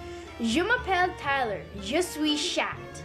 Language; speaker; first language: French; non-native, learner; English